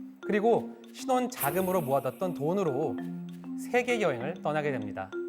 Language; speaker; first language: Korean; native; Korean